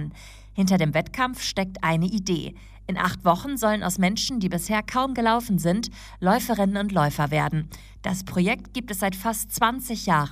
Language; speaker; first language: German; native; German